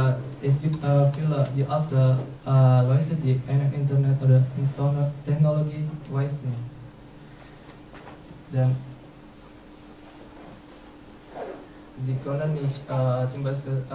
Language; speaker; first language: German; non-native, learner; Indonesian